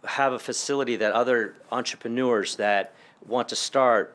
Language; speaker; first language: English; early bilingual, other home language; Spanish